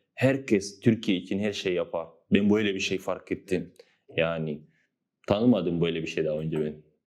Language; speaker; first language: Turkish; non-native, learner; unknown